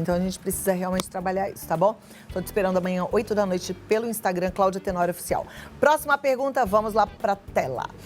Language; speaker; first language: Portuguese; native; Portuguese